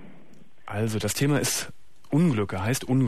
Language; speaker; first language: German; native; German